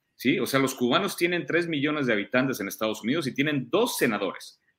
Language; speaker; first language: Spanish; early bilingual, heritage; German